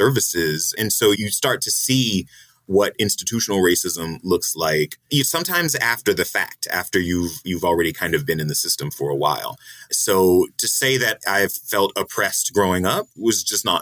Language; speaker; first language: English; native; English